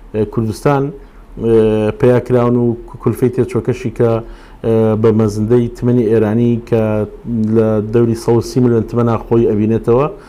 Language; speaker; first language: Central Kurdish; non-native, local second language; Gurani